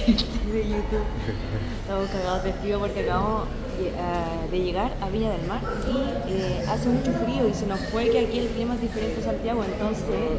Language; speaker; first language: Spanish; native; Spanish